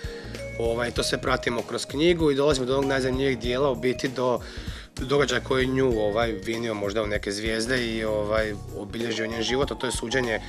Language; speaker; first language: Croatian; native; Croatian